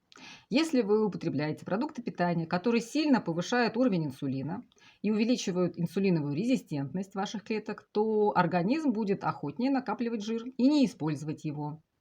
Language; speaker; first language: Russian; native; Russian